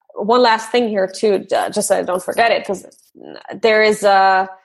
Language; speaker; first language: English; non-native, fluent; German